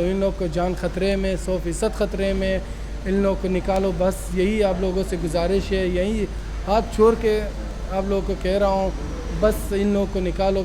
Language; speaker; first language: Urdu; non-native, local second language; Pashto